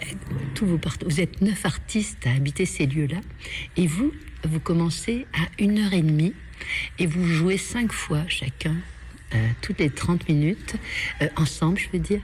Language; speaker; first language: French; native; French